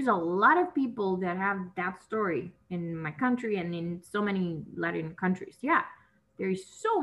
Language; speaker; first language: English; non-native, fluent; Spanish